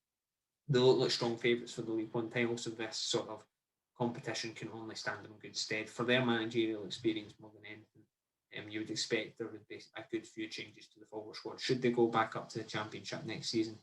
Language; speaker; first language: English; native; English